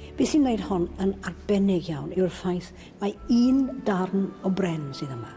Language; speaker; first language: Welsh; native; Welsh